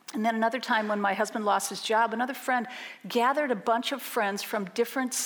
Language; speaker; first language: English; native; English